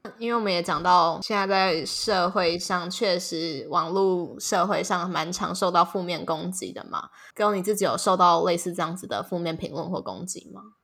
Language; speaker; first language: Chinese; native; Chinese